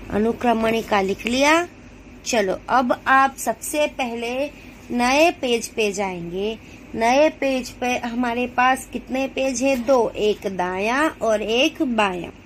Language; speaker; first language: Hindi; non-native, local second language; Gujarati